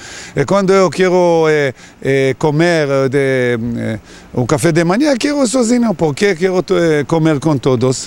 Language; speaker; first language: Portuguese; non-native, learner; Hebrew